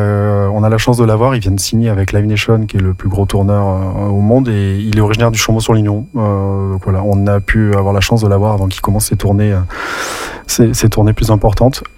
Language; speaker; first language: French; native; French